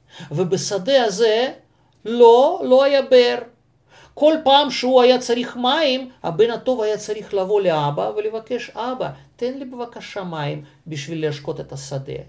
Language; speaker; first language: Hebrew; non-native, fluent; Russian